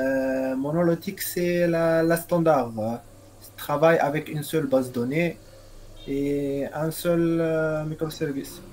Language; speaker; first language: French; non-native, local second language; Arabic